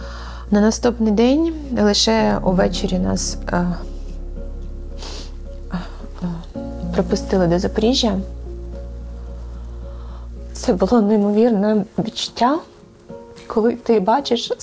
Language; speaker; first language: Ukrainian; native; Ukrainian